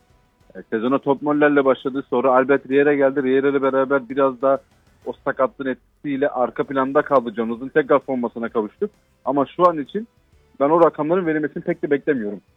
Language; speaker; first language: Turkish; native; Turkish